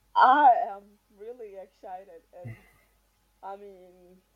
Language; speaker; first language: English; non-native, fluent; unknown